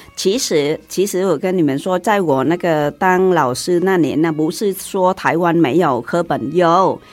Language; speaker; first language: Chinese; non-native, fluent; Vietnamese